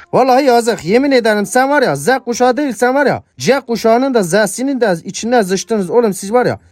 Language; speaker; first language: Turkish; native; Turkish